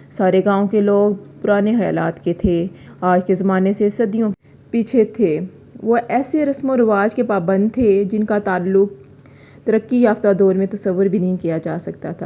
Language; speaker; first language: Urdu; native; Urdu